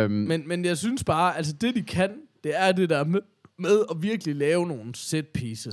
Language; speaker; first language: Danish; native; Danish